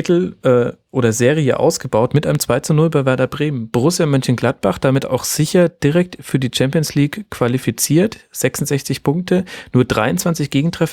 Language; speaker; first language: German; native; German